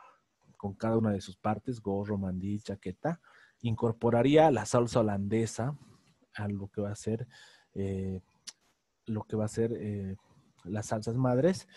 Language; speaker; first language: Spanish; native; Spanish